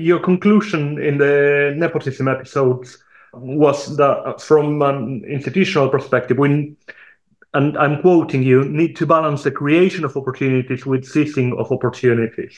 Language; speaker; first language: English; non-native, fluent; Spanish